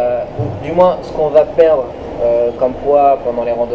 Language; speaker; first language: French; native; French